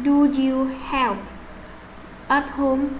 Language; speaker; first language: English; non-native, learner; Vietnamese